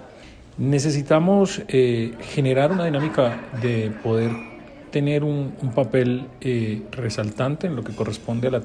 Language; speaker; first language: Spanish; native; Spanish